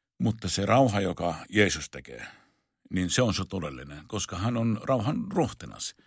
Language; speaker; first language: Finnish; non-native, fluent; Arabic